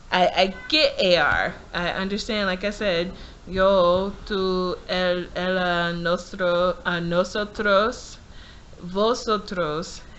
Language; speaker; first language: Spanish; non-native, learner; English